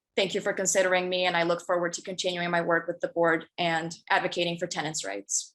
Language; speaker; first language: English; early bilingual, other home language; Spanish